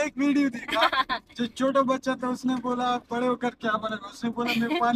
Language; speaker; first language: Hindi; non-native, learner; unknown